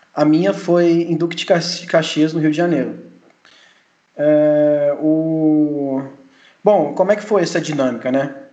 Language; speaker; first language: Portuguese; early bilingual, heritage; Portuguese